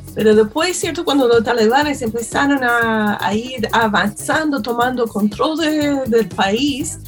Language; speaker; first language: Spanish; non-native, fluent; English